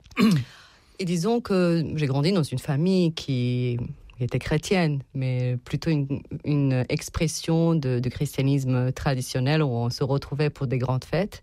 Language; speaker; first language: French; non-native, fluent; Serbian